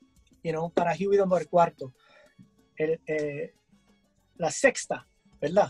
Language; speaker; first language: Spanish; early bilingual, heritage; English